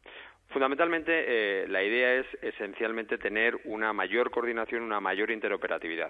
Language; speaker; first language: Spanish; native; Spanish